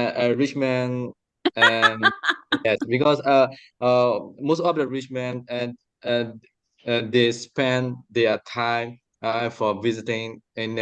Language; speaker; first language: English; non-native, learner; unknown